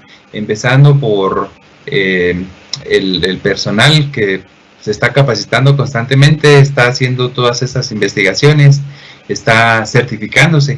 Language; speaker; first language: Spanish; native; Spanish